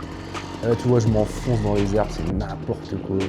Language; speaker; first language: French; native; French